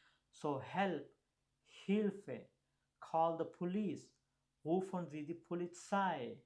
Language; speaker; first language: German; non-native, fluent; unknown